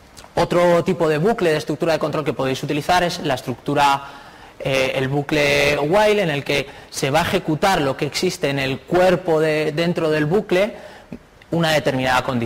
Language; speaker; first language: Spanish; native; Spanish